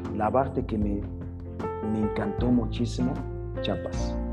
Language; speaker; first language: Spanish; non-native, fluent; Arabic